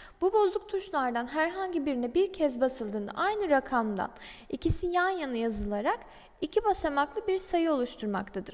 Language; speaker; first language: Turkish; native; Turkish